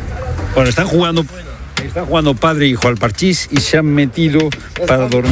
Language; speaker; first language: Spanish; native; Spanish